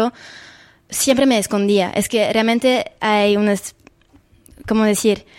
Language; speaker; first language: Spanish; non-native, fluent; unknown